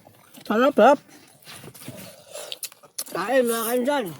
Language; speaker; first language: Filipino; non-native, local second language; Cebuano